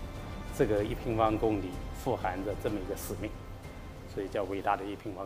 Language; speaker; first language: Chinese; native; Chinese